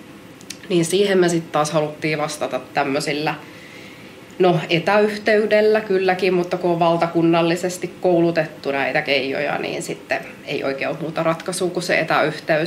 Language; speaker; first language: Finnish; native; Finnish